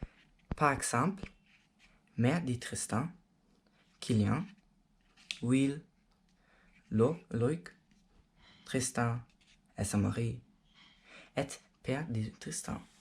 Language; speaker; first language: French; non-native, learner; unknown